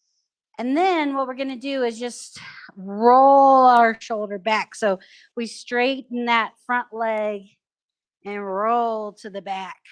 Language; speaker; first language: English; native; English